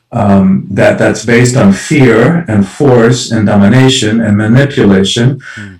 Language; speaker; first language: English; early bilingual, other home language; Spanish